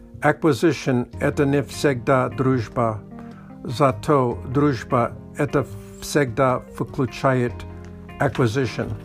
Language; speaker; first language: Russian; non-native, learner; English